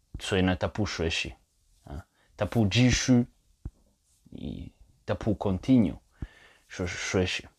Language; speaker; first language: Chinese; non-native, fluent; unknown